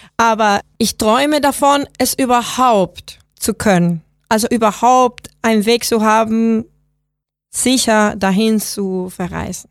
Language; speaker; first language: German; non-native, fluent; Spanish